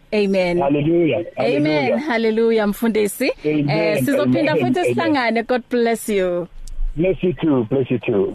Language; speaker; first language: Zulu; native; Zulu